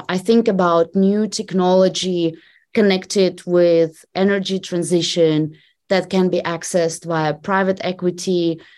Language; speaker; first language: English; non-native, fluent; Russian